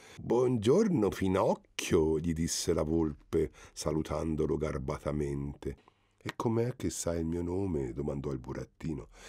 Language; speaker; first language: Italian; native; Italian